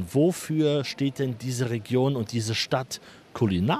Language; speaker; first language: German; native; German